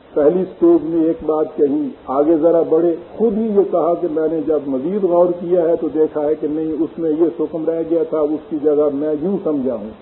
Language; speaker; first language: Urdu; native; Urdu